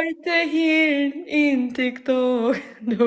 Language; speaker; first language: German; non-native, learner; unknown